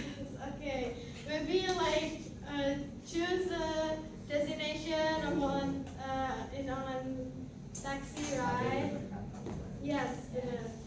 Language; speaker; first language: English; non-native, fluent; Indonesian